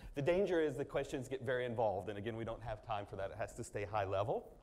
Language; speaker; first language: English; native; English